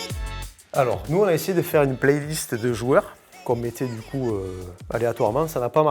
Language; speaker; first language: French; native; French